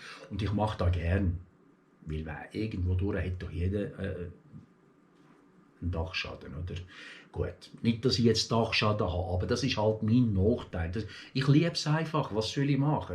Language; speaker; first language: German; early bilingual, other home language; Turkish